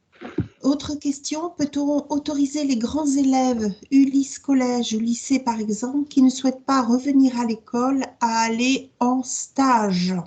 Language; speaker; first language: French; native; French